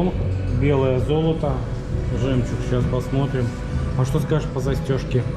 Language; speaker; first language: Russian; native; Russian